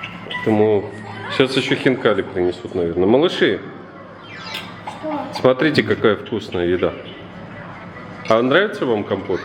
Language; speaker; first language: Russian; native; Russian